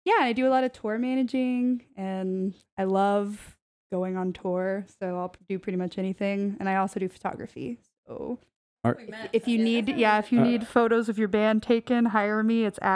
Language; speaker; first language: English; native; English